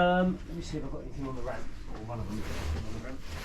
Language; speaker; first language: English; native; English